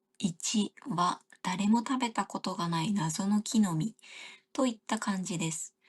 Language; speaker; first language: Japanese; native; Japanese